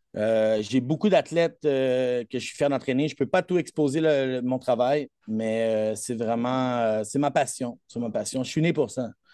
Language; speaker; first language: French; non-native, fluent; Spanish